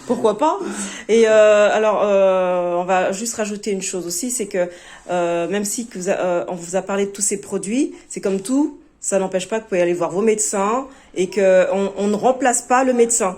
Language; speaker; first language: French; native; French